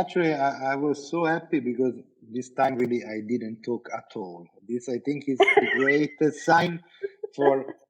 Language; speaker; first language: English; non-native, fluent; Italian